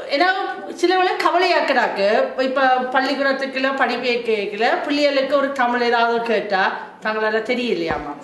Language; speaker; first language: Tamil; non-native, fluent; German